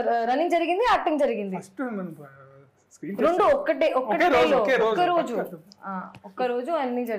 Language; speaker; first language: Telugu; non-native, fluent; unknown